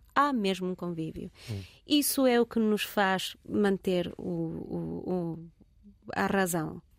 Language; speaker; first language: Portuguese; early bilingual, heritage; Portuguese